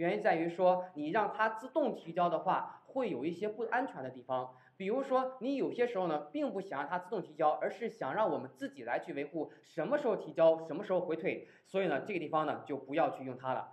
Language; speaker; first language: Chinese; native; Chinese